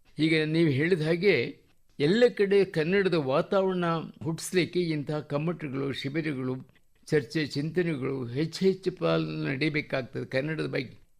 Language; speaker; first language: Kannada; native; Kannada